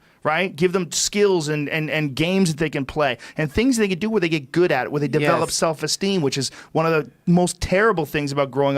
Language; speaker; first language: English; native; English